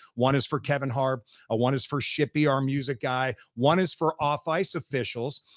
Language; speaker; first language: English; native; English